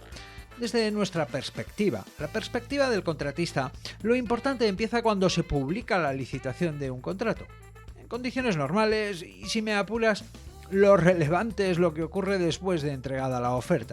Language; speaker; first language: Spanish; native; Spanish